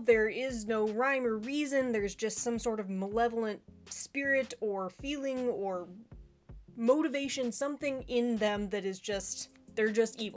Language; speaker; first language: English; native; English